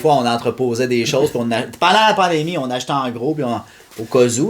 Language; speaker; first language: French; native; French